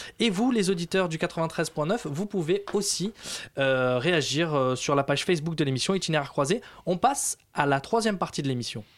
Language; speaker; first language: French; native; French